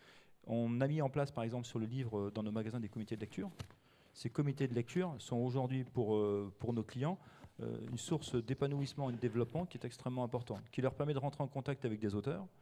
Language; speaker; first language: French; native; French